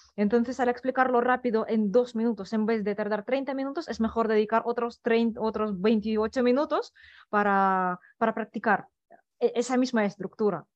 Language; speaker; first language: Spanish; non-native, fluent; Russian